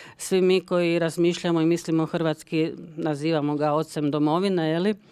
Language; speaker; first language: Croatian; early bilingual, heritage; Croatian